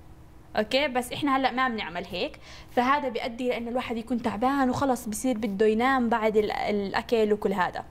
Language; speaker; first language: Arabic; native; Arabic